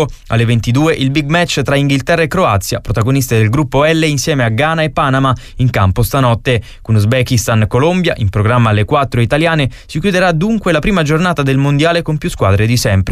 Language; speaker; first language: Italian; native; Italian